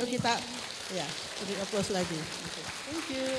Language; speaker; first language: Indonesian; native; Indonesian